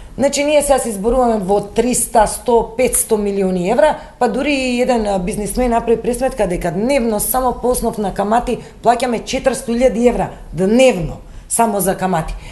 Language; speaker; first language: Macedonian; native; Macedonian